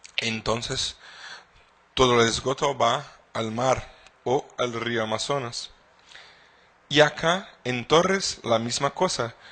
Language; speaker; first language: Spanish; non-native, fluent; Portuguese